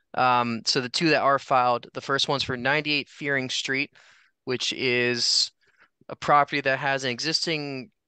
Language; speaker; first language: English; native; English